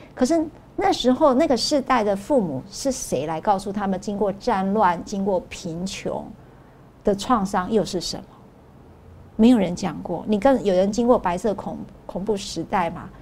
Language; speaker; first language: Chinese; non-native, local second language; Min Nan Chinese